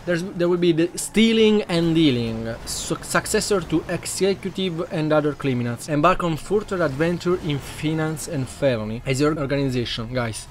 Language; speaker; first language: English; non-native, learner; Italian